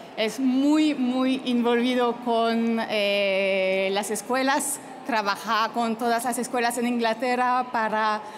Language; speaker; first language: Spanish; non-native, fluent; French